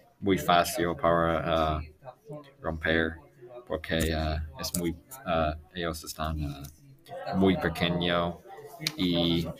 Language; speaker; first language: Spanish; non-native, learner; English